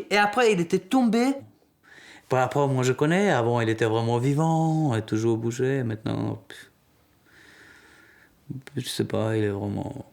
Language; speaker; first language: French; non-native, learner; Albanian